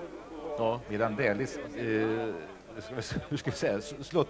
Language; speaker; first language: Swedish; native; Swedish